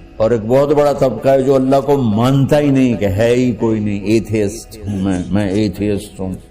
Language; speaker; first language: Urdu; non-native, local second language; Punjabi